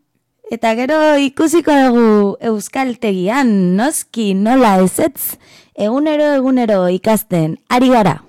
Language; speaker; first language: Basque; non-native, learner; Spanish